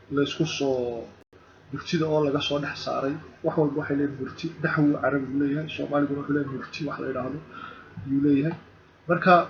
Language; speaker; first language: Somali; native; Somali